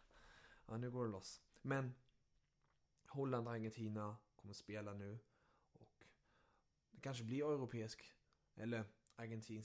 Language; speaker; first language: Swedish; early bilingual, other home language; German